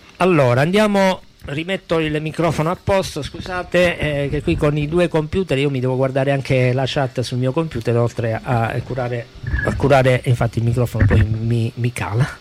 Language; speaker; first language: Italian; native; Italian